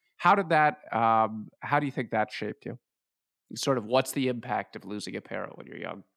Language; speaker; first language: English; native; English